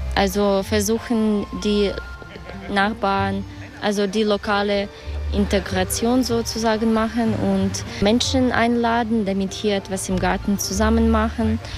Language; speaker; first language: German; non-native, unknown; Russian